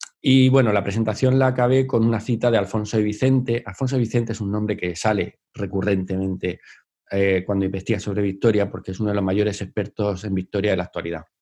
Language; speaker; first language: Spanish; native; Spanish